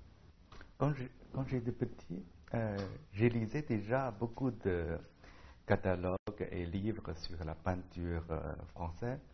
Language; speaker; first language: French; non-native, learner; Chinese